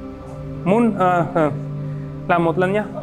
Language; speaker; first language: Vietnamese; non-native, learner; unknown